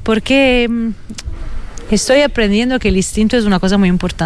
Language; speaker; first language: Spanish; non-native, fluent; Italian